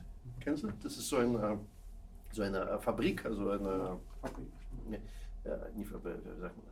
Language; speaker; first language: German; non-native, fluent; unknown